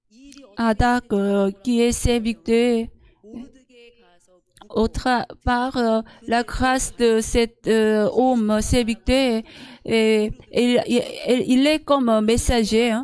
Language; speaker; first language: French; non-native, learner; Korean